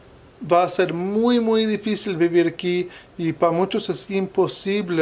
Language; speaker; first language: Spanish; non-native, fluent; English